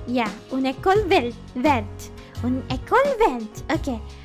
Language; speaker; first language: French; non-native, learner; Spanish